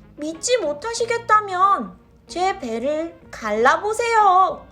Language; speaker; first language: Korean; native; Korean